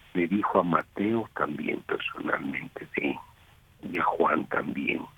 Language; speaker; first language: Spanish; native; Spanish